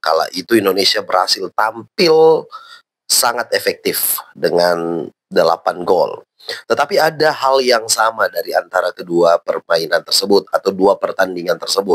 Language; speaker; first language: Indonesian; native; Indonesian